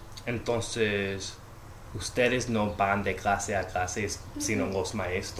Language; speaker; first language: Spanish; non-native, learner; English